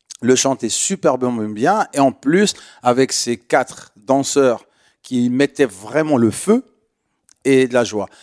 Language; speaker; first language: French; non-native, local second language; Arabic